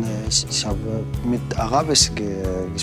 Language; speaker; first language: German; non-native, learner; Arabic